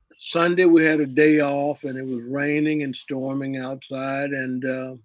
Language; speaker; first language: English; native; English